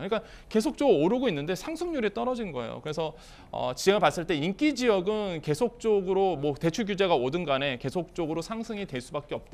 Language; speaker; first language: Korean; native; Korean